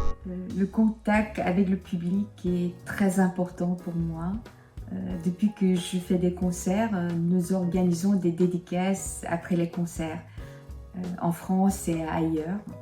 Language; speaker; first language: French; non-native, fluent; Korean